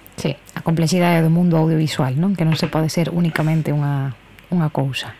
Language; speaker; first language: Galician; non-native, local second language; Spanish